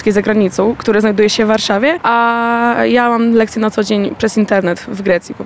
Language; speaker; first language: Polish; early bilingual, heritage; Polish